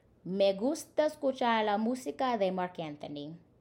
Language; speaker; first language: Spanish; non-native, fluent; English